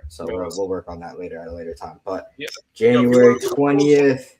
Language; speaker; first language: English; native; English